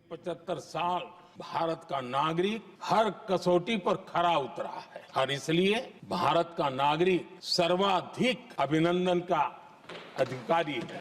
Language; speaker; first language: Hindi; non-native, local second language; Gujarati